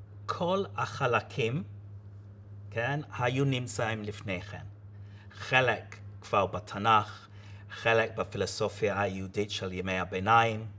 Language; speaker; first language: Hebrew; non-native, fluent; English